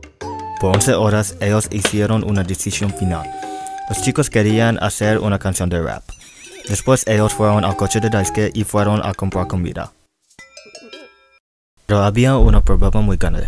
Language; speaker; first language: Spanish; non-native, learner; English